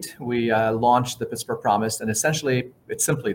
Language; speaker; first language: English; non-native, fluent; Arabic